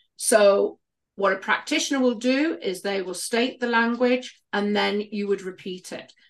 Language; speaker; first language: English; native; English